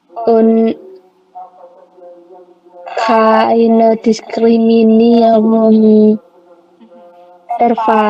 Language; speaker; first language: German; non-native, learner; Indonesian